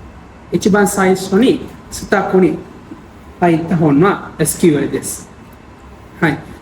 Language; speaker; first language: Japanese; non-native, learner; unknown